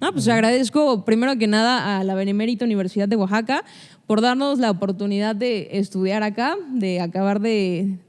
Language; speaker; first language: Spanish; native; Spanish